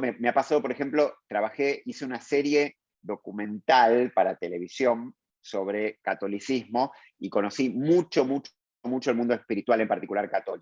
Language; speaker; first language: Spanish; native; Spanish